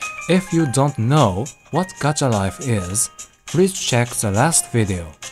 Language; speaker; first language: English; non-native, fluent; Japanese